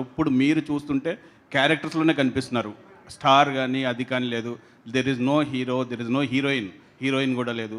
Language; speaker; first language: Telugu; non-native, learner; Tamil